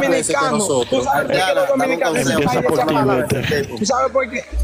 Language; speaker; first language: Spanish; non-native, learner; Haitian Creole